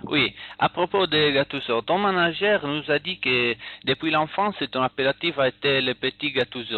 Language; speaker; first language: French; non-native, learner; Italian